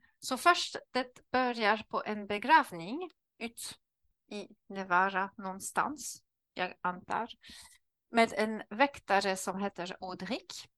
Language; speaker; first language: Swedish; non-native, learner; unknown